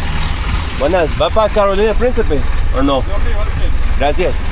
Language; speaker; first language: Spanish; non-native, learner; English